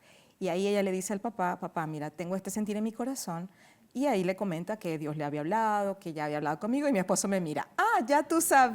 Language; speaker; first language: Spanish; native; Spanish